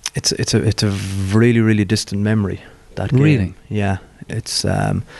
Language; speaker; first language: English; native; English